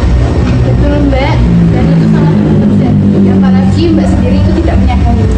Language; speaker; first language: Indonesian; native; Indonesian